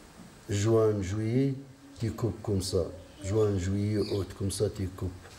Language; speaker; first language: French; non-native, local second language; Arabic